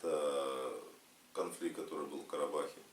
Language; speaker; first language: Russian; native; Russian